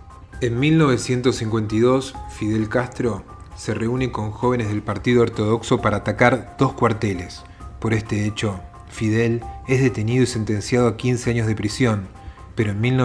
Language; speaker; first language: Spanish; native; Spanish